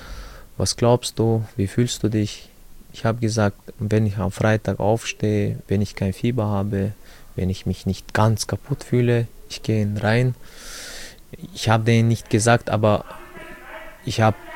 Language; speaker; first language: German; early bilingual, other home language; Chechen